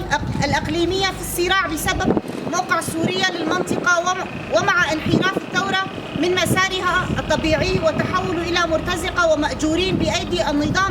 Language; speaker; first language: Arabic; non-native, local second language; Kurdish